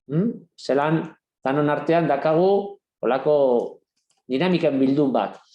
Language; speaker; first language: Basque; native; Basque